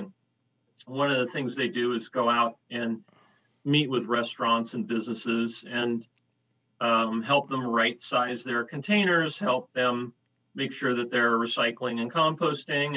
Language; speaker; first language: English; native; English